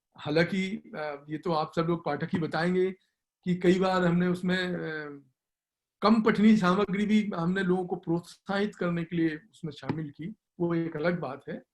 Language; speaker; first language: Hindi; native; Hindi